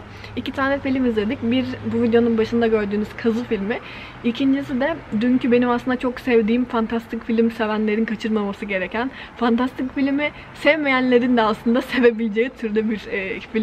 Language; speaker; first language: Turkish; native; Turkish